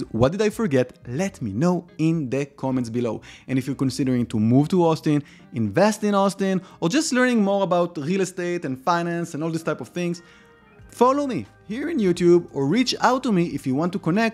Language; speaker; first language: English; non-native, fluent; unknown